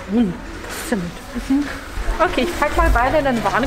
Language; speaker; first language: German; native; German